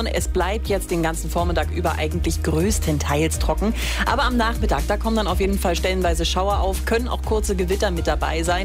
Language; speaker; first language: German; native; German